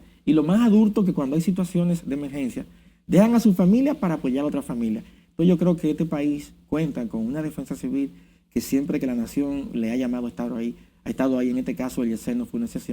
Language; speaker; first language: Spanish; native; Spanish